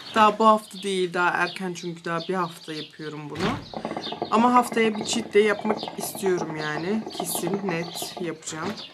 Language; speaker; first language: Turkish; early bilingual, heritage; Turkish